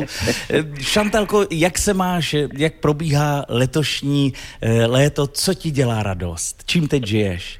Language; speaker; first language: Czech; native; Czech